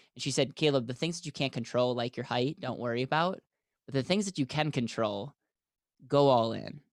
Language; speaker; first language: English; native; English